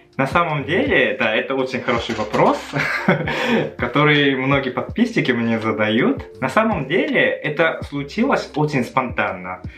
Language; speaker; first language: Russian; non-native, fluent; Japanese